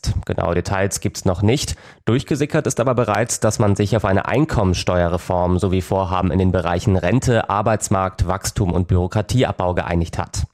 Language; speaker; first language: German; native; German